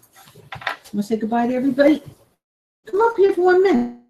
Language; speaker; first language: English; native; English